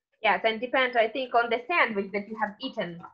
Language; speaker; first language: English; non-native, fluent; Russian